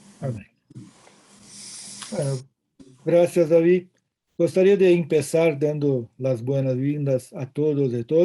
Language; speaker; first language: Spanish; non-native, learner; Portuguese